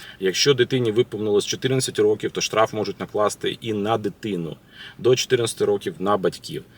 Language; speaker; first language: Ukrainian; native; Ukrainian